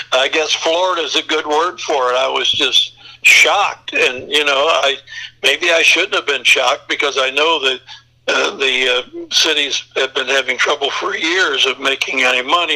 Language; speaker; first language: English; native; English